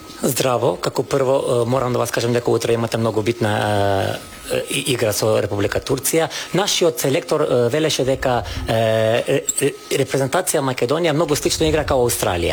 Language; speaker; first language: Macedonian; non-native, fluent; Turkish